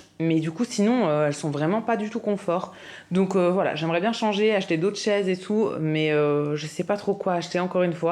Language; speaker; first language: French; native; French